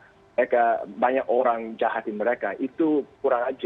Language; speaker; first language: Indonesian; early bilingual, heritage; Indonesian